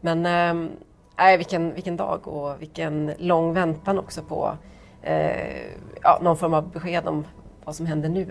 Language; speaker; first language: Swedish; native; Swedish